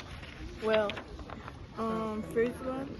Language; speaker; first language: English; non-native, learner; Spanish